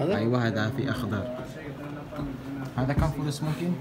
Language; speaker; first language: Arabic; non-native, learner; Filipino